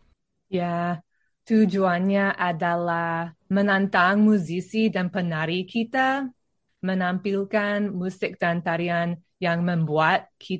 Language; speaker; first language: Indonesian; non-native, learner; English